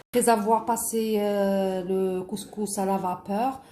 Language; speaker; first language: French; non-native, local second language; Arabic